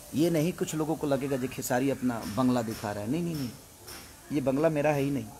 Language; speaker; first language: Hindi; native; Hindi